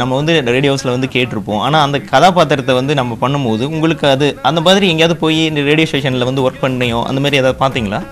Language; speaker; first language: Tamil; native; Tamil